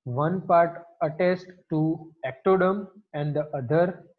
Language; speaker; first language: English; non-native, local second language; Gujarati